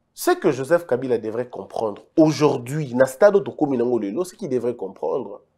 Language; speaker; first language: French; non-native, local second language; Lingala